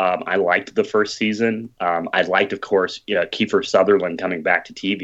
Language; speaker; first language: English; native; English